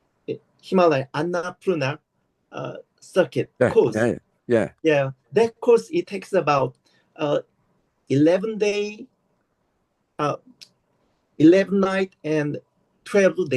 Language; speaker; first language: English; non-native, learner; Korean